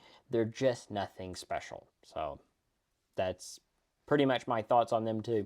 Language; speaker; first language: English; native; English